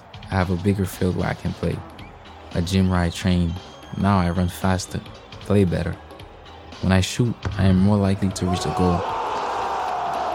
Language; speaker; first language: English; non-native, fluent; Haitian Creole